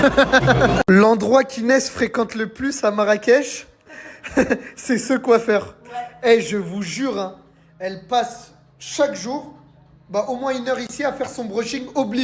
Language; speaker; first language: French; native; French